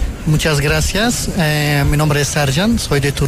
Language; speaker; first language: Spanish; non-native, fluent; Turkish